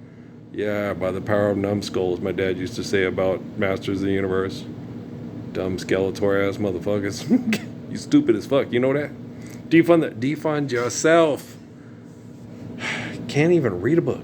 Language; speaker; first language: English; native; English